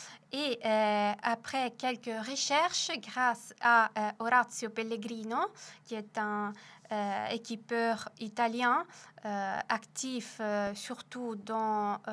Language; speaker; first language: French; non-native, fluent; Italian